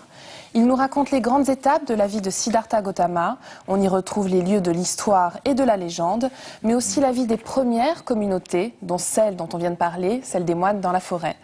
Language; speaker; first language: French; native; French